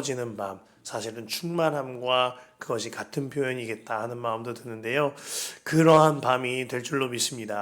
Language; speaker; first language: Korean; native; Korean